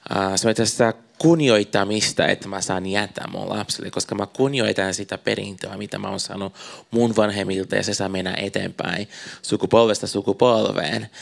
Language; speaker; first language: Finnish; non-native, fluent; Portuguese